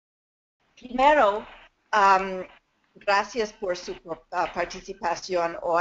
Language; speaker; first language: Spanish; non-native, fluent; English